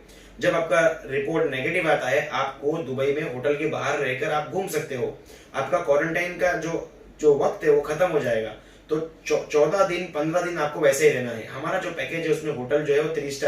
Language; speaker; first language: Hindi; native; Hindi